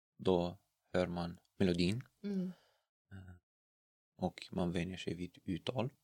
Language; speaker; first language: Swedish; non-native, fluent; Romanian